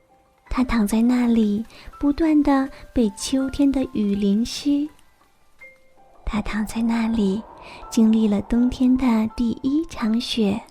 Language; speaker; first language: Chinese; native; Chinese